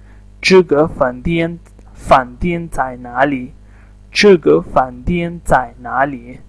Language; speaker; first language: Chinese; non-native, learner; Urdu